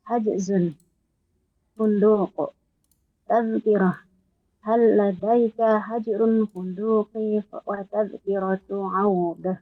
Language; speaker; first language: Arabic; non-native, learner; Indonesian